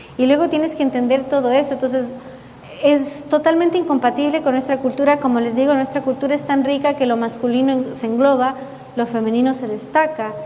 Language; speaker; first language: Spanish; early bilingual, heritage; Spanish